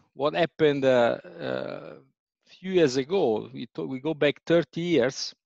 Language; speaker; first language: English; non-native, fluent; Italian